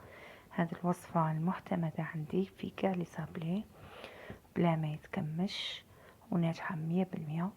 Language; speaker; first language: Arabic; native; Arabic